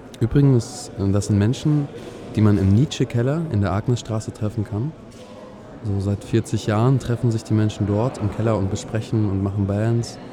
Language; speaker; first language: German; native; German